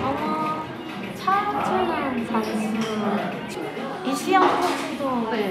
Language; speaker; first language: Korean; early bilingual, heritage; Korean